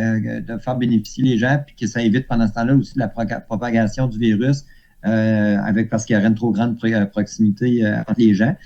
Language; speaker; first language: French; native; French